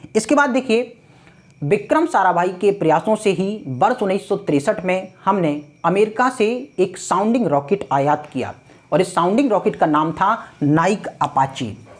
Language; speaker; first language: Hindi; native; Hindi